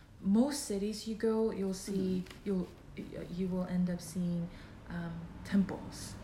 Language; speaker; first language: English; non-native, fluent; Korean